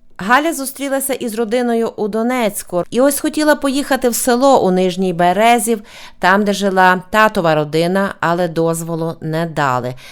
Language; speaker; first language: Ukrainian; native; Ukrainian